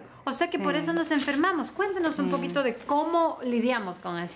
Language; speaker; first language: Spanish; native; Spanish